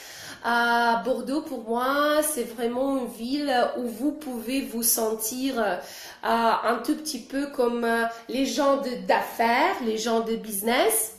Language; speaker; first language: French; non-native, fluent; Russian